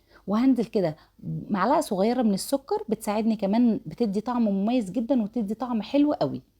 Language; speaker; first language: Arabic; native; Arabic